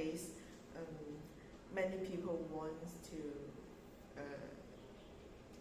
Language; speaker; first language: English; non-native, learner; Chinese